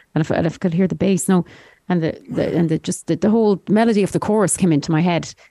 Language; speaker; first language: English; native; English